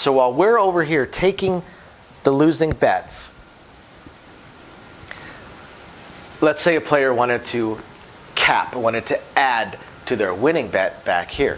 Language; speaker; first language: English; native; English